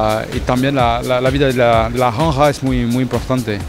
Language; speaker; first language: Spanish; non-native, fluent; French